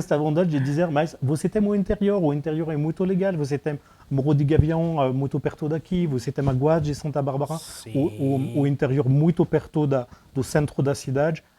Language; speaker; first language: Portuguese; non-native, fluent; French